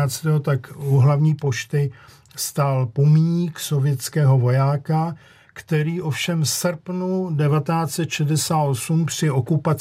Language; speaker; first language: Czech; native; Czech